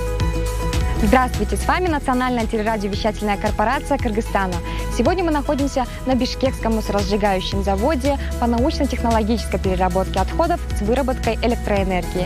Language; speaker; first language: Russian; non-native, local second language; Kyrgyz